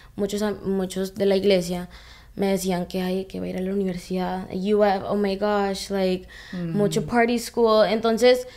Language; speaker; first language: Spanish; early bilingual, heritage; Spanish